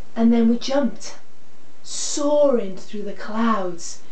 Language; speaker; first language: English; native; English